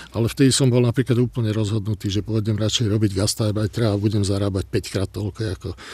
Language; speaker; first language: Slovak; non-native, local second language; Hungarian